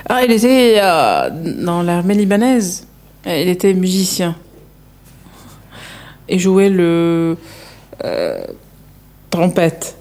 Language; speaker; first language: French; non-native, local second language; Arabic